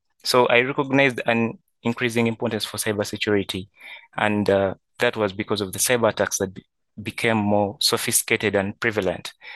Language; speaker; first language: English; non-native, local second language; Ganda